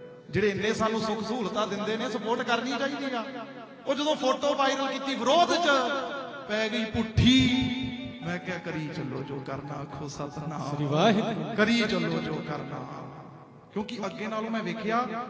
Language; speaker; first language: Punjabi; early bilingual, other home language; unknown